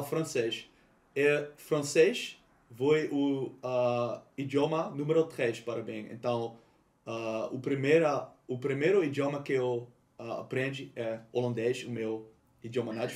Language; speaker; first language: Portuguese; non-native, learner; Dutch